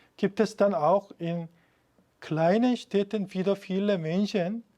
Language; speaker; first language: German; non-native, fluent; Korean